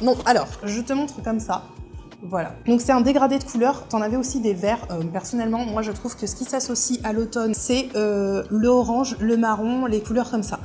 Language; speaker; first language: French; native; French